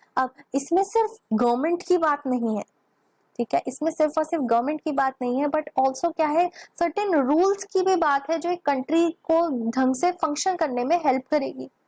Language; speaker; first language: Hindi; native; Hindi